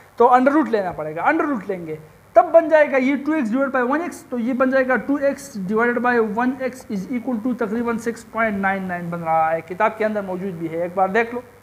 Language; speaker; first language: Urdu; non-native, local second language; Pashto